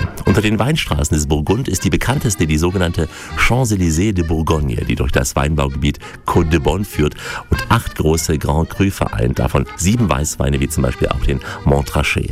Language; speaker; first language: German; native; German